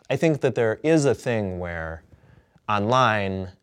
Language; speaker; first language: English; native; English